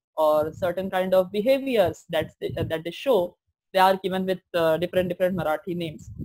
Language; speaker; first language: English; non-native, local second language; Marathi